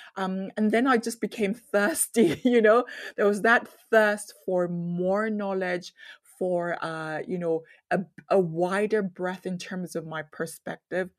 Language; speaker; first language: English; non-native, local second language; Yoruba